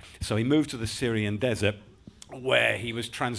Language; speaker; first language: English; native; English